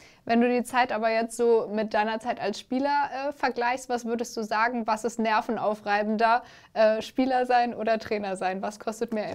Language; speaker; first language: German; native; German